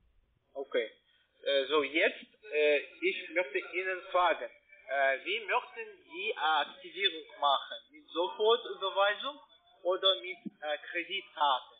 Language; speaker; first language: German; non-native, learner; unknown